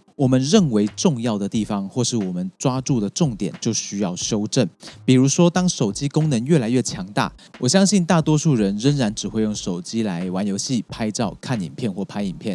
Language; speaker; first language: Chinese; native; Chinese